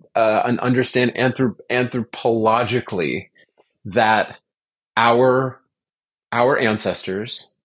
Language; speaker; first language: English; native; English